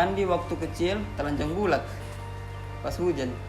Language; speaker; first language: Indonesian; native; Indonesian